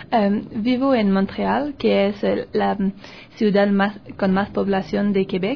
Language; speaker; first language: Spanish; non-native, learner; French